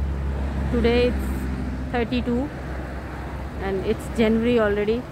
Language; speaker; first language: English; non-native, fluent; Urdu